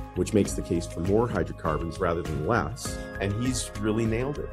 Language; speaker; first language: English; native; English